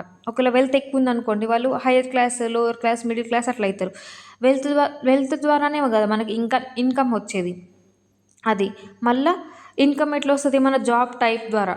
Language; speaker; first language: Telugu; native; Telugu